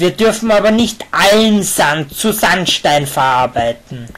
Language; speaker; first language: German; native; German